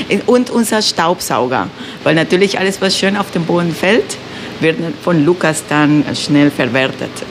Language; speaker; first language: German; non-native, fluent; Spanish